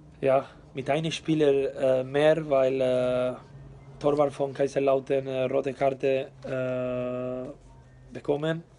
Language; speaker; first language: German; non-native, learner; Spanish